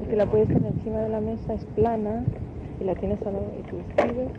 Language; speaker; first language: Spanish; native; Spanish